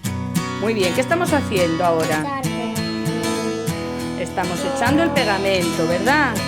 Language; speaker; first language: Spanish; native; Spanish